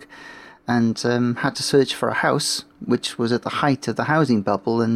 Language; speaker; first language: English; native; English